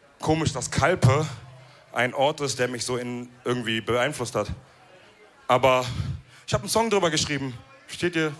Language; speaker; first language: German; native; German